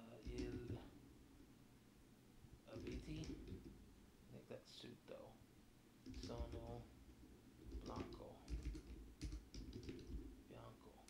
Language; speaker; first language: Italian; non-native, learner; English